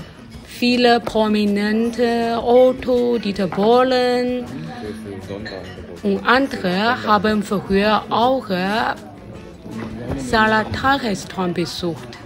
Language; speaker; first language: German; non-native, learner; Chinese